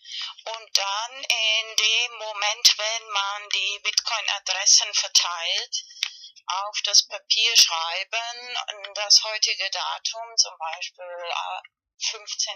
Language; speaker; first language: German; non-native, fluent; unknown